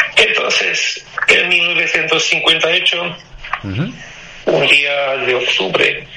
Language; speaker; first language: Spanish; non-native, fluent; Romanian